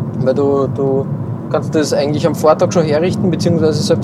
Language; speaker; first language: German; native; German